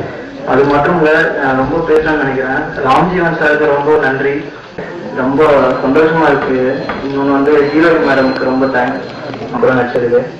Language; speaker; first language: Tamil; non-native, fluent; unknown